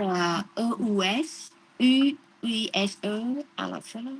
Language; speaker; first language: French; non-native, learner; Vietnamese